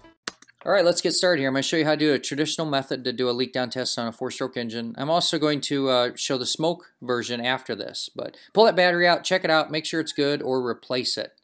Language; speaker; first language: English; native; English